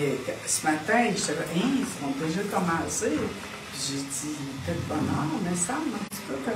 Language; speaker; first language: French; native; French